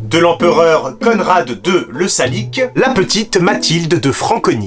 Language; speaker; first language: French; native; French